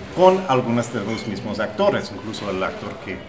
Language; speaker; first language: Spanish; non-native, fluent; English